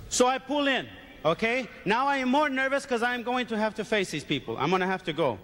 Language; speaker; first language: English; native; English